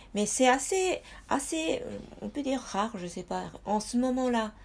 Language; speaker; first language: French; non-native, fluent; Japanese